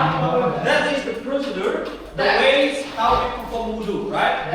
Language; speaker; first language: English; non-native, fluent; Indonesian